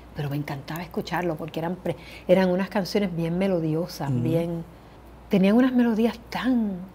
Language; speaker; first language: Spanish; early bilingual, heritage; Spanish